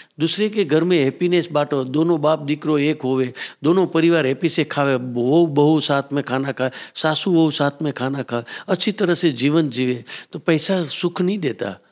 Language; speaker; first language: Hindi; non-native, local second language; Gujarati